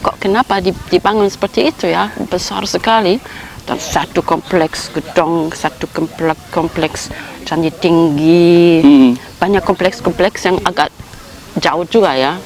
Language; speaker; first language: Indonesian; non-native, fluent; German